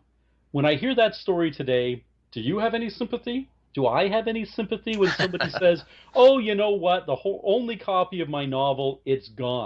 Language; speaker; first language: English; native; English